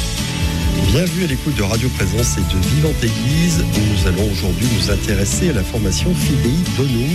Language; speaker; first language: French; native; French